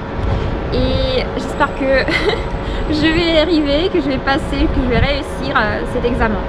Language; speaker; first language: French; non-native, fluent; Russian